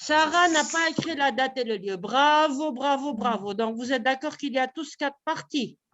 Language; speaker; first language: French; non-native, local second language; Arabic